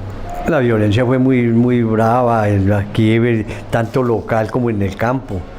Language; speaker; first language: Spanish; native; Spanish